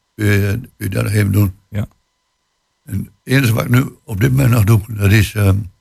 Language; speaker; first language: Dutch; native; Dutch